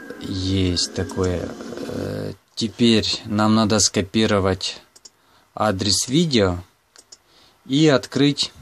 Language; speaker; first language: Russian; non-native, local second language; Ukrainian